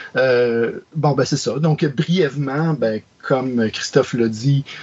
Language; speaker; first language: French; native; French